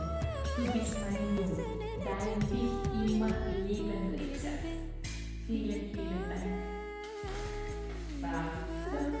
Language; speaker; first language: German; non-native, learner; Malayalam